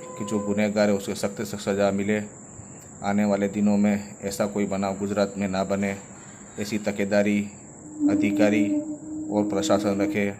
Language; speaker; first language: Hindi; non-native, local second language; Gujarati